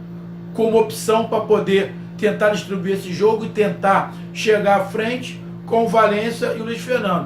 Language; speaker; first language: Portuguese; native; Portuguese